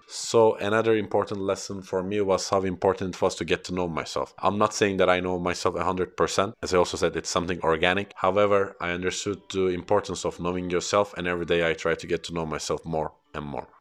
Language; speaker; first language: English; non-native, fluent; Turkish